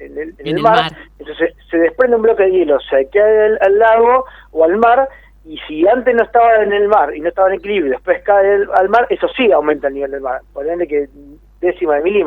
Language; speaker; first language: Spanish; native; Spanish